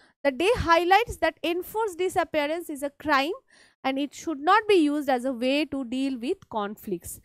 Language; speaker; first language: English; non-native, local second language; Bangla